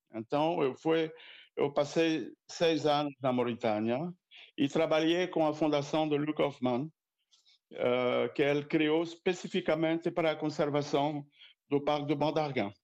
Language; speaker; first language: Portuguese; non-native, fluent; French